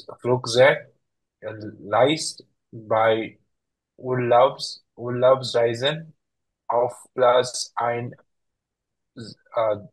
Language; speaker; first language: German; non-native, learner; Bangla